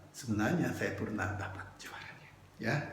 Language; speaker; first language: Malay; non-native, fluent; Japanese